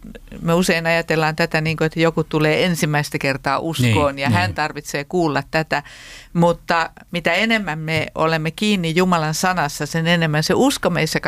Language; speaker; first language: Finnish; native; Finnish